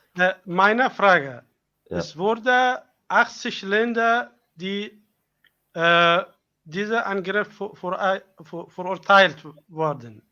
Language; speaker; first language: German; non-native, learner; Arabic